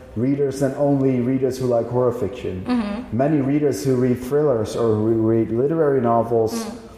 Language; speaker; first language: English; non-native, fluent; Dutch